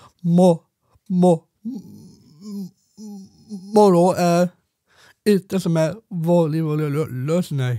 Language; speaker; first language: Swedish; non-native, learner; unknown